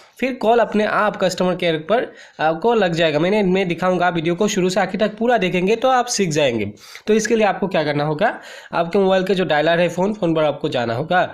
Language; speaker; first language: Hindi; native; Hindi